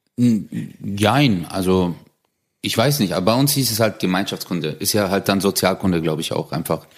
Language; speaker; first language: German; early bilingual, other home language; Turkish